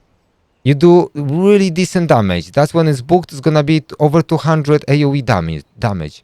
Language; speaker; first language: English; non-native, fluent; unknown